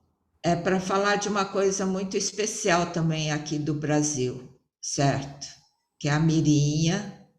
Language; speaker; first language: Portuguese; early bilingual, other home language; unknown